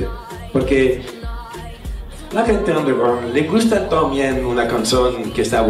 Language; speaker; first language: Spanish; non-native, fluent; French